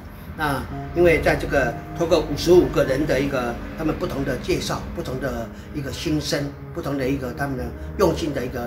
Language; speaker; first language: Chinese; native; Chinese